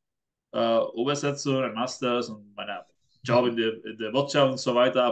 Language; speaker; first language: German; non-native, fluent; Spanish